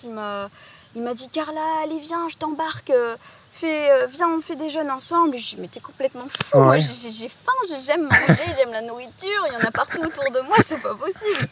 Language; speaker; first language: French; native; French